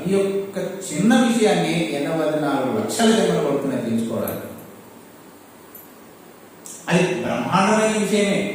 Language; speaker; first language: Telugu; native; Telugu